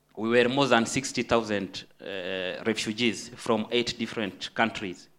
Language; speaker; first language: English; non-native, fluent; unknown